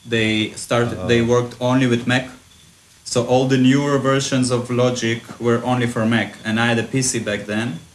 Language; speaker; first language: English; early bilingual, other home language; Russian